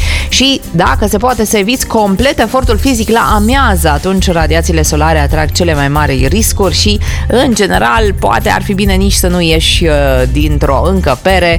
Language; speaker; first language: Romanian; native; Romanian